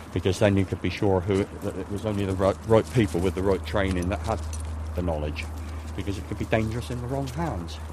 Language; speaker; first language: English; native; English